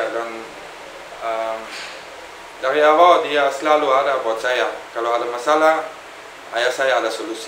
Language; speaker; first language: Indonesian; non-native, fluent; Dutch